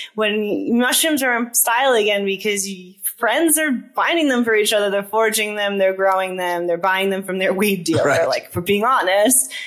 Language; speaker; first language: English; native; English